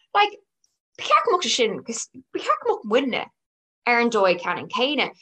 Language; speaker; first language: Irish; non-native, local second language; English